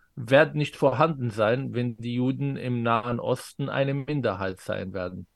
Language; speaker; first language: German; non-native, fluent; Arabic